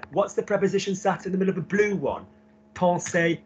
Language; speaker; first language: English; native; English